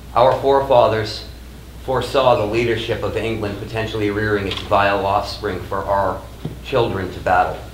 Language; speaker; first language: English; native; English